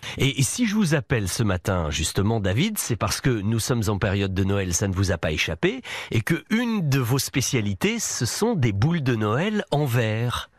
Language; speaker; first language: French; native; French